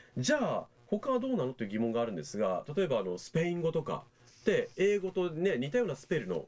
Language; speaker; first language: Japanese; native; Japanese